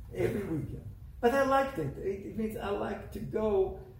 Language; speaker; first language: English; non-native, fluent; Hebrew